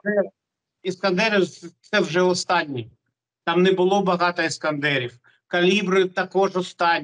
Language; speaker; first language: Ukrainian; non-native, local second language; Russian